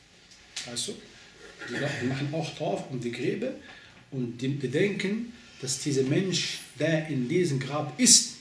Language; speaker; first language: German; non-native, fluent; Arabic